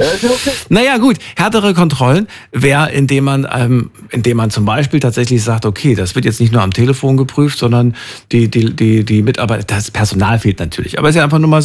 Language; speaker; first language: German; native; German